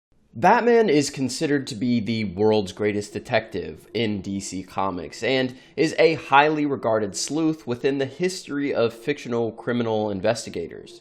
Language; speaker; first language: English; native; English